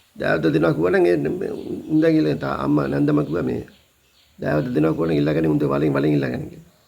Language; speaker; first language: Sinhala; native; Sinhala